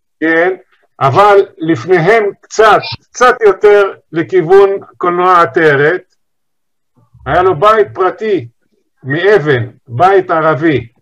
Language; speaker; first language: Hebrew; early bilingual, other home language; Arabic